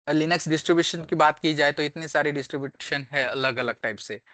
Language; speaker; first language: Hindi; non-native, local second language; Marathi